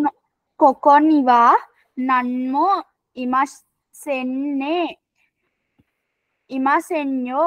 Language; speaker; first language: Japanese; non-native, learner; Sinhala